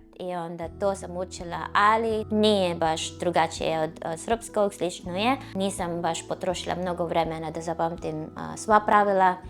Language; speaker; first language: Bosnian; non-native, fluent; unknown